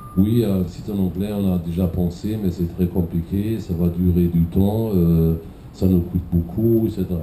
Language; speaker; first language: French; non-native, fluent; German